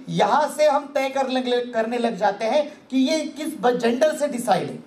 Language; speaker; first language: Hindi; non-native, local second language; Marathi